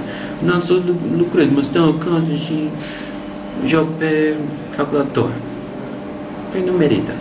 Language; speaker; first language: Romanian; non-native, learner; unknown